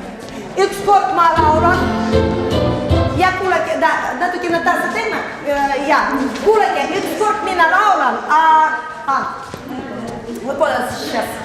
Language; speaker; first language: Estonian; non-native, learner; Russian